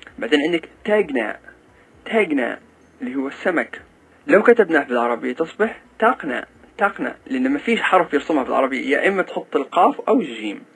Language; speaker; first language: Arabic; non-native, local second language; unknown